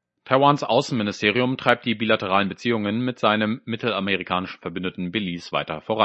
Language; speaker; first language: German; native; German